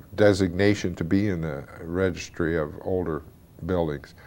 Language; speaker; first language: English; native; English